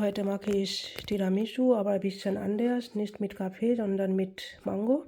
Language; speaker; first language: German; non-native, learner; Bangla